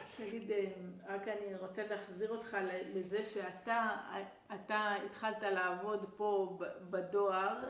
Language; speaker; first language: Hebrew; native; Hebrew